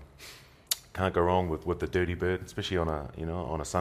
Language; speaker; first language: English; native; English